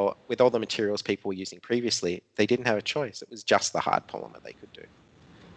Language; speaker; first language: English; native; English